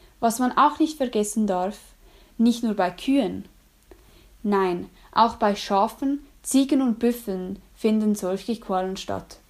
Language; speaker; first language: German; native; German